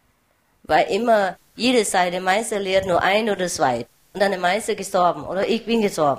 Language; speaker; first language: German; non-native, learner; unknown